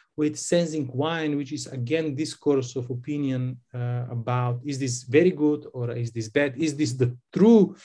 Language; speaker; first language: English; non-native, fluent; Macedonian